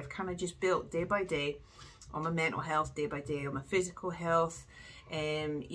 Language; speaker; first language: English; native; English